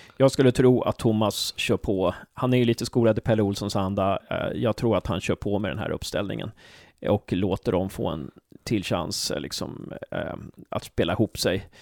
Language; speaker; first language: Swedish; native; Swedish